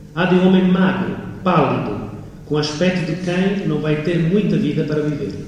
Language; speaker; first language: Portuguese; non-native, fluent; Italian